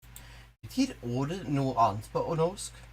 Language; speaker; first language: Norwegian; non-native, learner; English